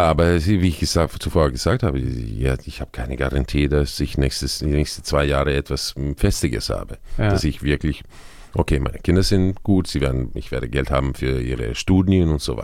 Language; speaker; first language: German; non-native, fluent; Croatian